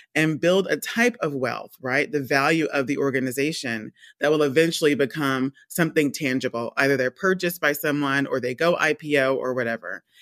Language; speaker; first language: English; native; English